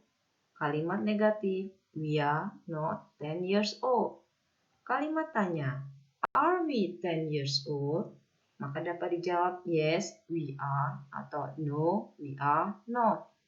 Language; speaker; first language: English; non-native, fluent; Indonesian